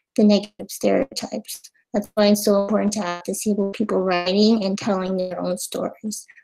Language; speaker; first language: English; native; English